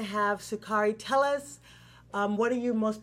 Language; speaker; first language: English; native; English